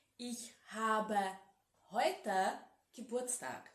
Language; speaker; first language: German; non-native, fluent; Ukrainian